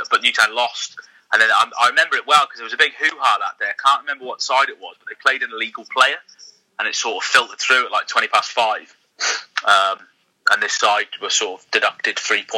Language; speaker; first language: English; native; English